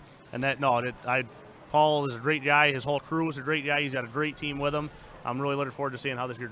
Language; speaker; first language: English; native; English